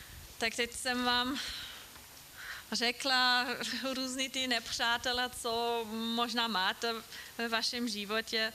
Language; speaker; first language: Czech; non-native, fluent; German